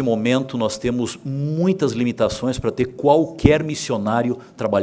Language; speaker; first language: Portuguese; native; Portuguese